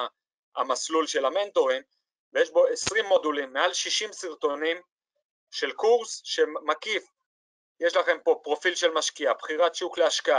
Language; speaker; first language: Hebrew; native; Hebrew